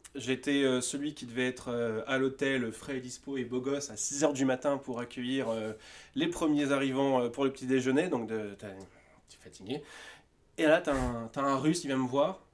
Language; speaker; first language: French; native; French